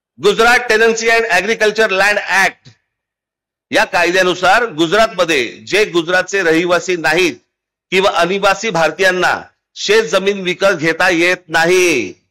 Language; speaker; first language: Marathi; native; Marathi